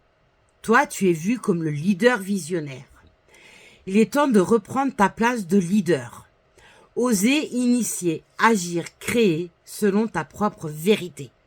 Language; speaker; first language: French; native; French